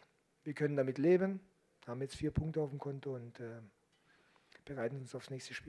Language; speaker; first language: German; native; German